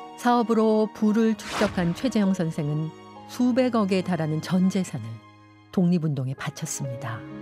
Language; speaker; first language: Korean; native; Korean